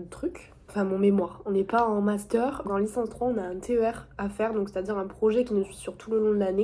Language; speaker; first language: French; native; French